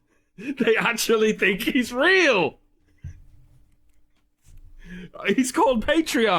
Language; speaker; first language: English; native; English